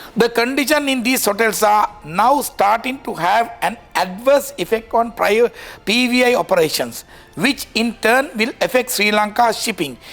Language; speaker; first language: English; non-native, local second language; Sinhala